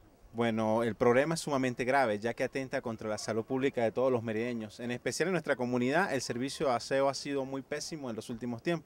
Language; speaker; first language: Spanish; native; Spanish